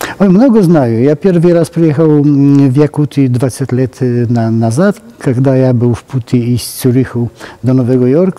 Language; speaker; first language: Russian; non-native, fluent; Polish